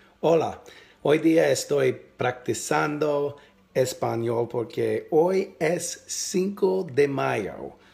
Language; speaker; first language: Spanish; non-native, learner; English